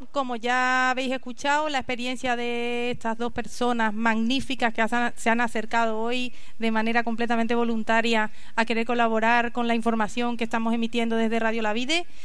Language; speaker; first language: Spanish; native; Spanish